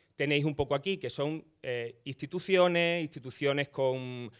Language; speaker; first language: Spanish; native; Spanish